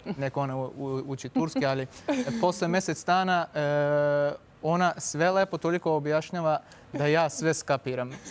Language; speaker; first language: Serbian; non-native, fluent; Turkish